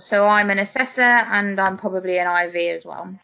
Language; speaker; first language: English; native; English